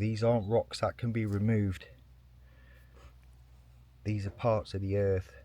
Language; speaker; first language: English; native; English